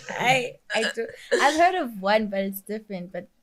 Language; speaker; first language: English; non-native, local second language; Swati